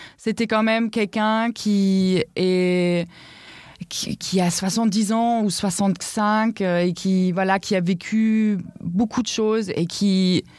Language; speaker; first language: French; non-native, fluent; German